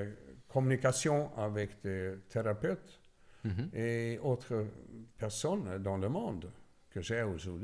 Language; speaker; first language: French; non-native, learner; Swedish